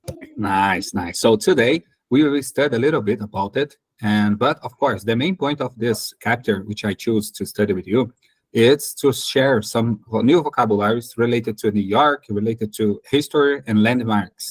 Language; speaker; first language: English; non-native, learner; Portuguese